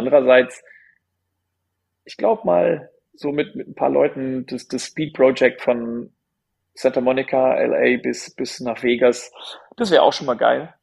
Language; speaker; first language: German; native; German